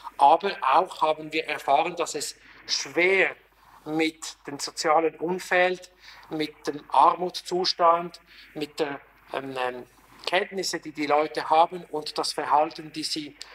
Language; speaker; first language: German; non-native, local second language; Italian